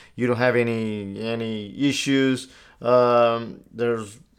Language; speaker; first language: English; non-native, fluent; Portuguese